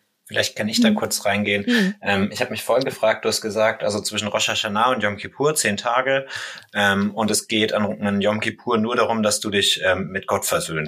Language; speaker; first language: German; native; German